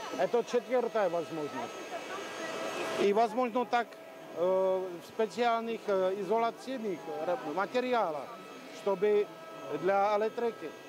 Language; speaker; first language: Russian; non-native, learner; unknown